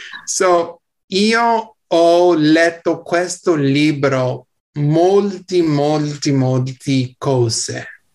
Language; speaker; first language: Italian; non-native, learner; English